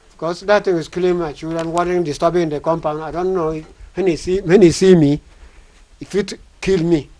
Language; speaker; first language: English; non-native, local second language; Igbo